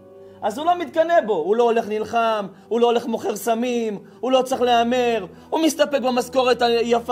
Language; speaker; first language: Hebrew; native; Hebrew